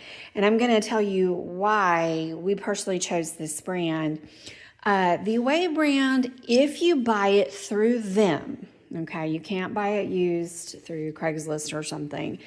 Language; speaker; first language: English; native; English